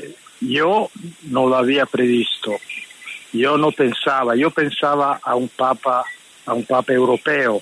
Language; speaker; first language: Spanish; non-native, fluent; Italian